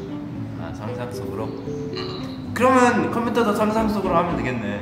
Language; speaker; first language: Korean; native; Korean